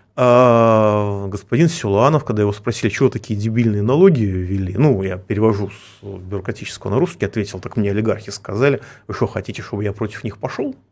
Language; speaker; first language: Russian; native; Russian